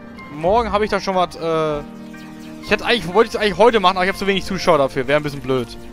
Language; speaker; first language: German; native; German